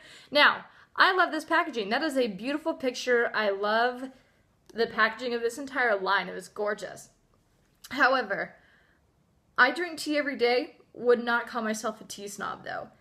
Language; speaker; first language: English; native; English